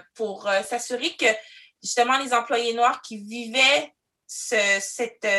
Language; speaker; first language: French; early bilingual, other home language; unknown